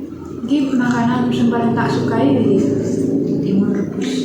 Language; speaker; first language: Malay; non-native, local second language; Javanese